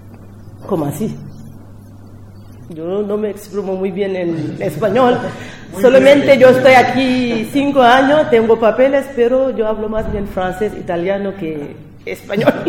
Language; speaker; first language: Spanish; non-native, learner; French